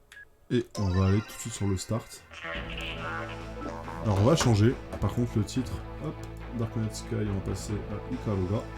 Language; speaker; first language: French; native; French